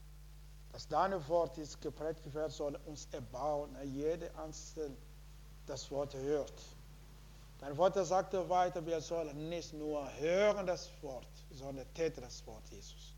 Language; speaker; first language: German; non-native, learner; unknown